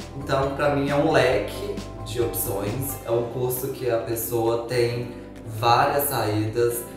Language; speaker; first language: Portuguese; native; Portuguese